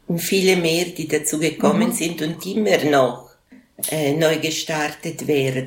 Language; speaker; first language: German; non-native, local second language; Italian